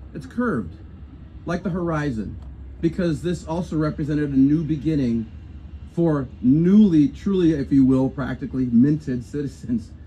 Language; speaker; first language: English; native; English